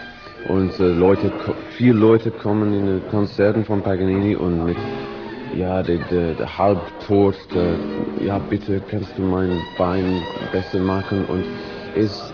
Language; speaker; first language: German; non-native, learner; English